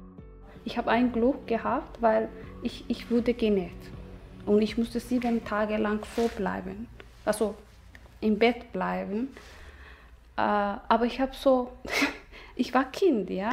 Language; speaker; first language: German; non-native, learner; Somali